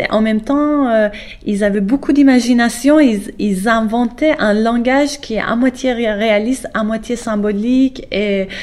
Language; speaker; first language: French; non-native, fluent; Persian